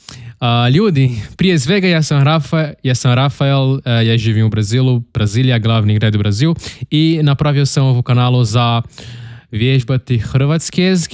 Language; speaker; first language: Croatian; non-native, learner; Portuguese